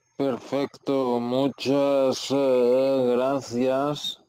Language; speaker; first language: Spanish; native; Spanish